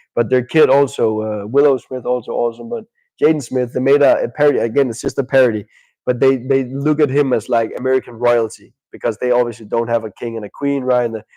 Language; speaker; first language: English; non-native, fluent; Danish